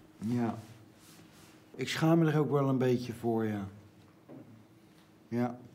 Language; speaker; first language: Dutch; native; Dutch